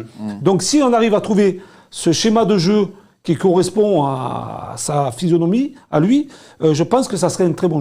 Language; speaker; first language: French; native; French